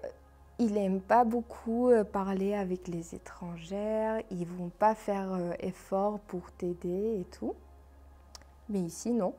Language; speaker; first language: French; non-native, fluent; Armenian